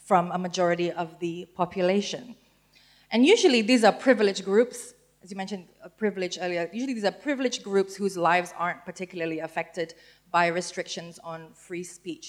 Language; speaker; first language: English; native; English